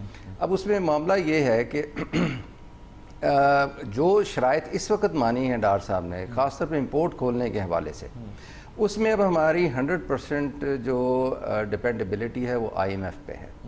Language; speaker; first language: Urdu; native; Urdu